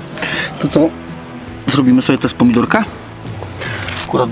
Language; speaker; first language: Polish; native; Polish